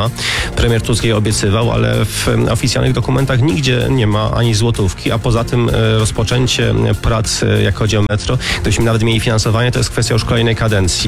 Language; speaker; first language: Polish; native; Polish